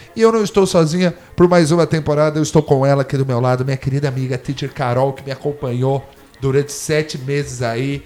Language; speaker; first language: Portuguese; native; Portuguese